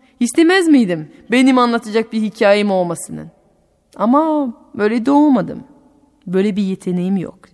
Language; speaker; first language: Turkish; non-native, fluent; French